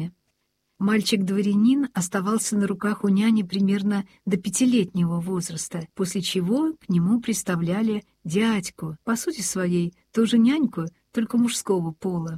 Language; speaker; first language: Russian; native; Russian